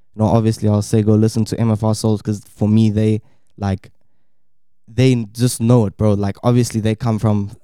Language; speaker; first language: English; native; English